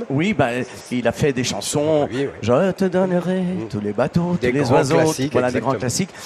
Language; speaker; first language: French; early bilingual, other home language; Italian